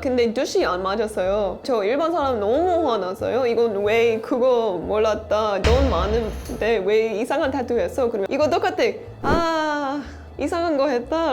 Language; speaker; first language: Korean; non-native, learner; English